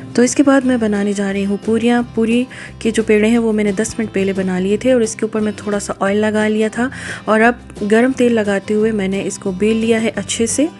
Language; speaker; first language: Urdu; native; Urdu